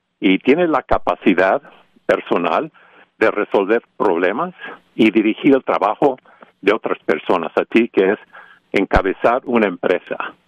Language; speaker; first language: Spanish; early bilingual, heritage; Spanish